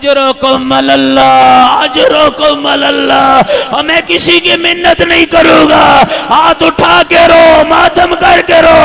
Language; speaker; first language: Urdu; native; Urdu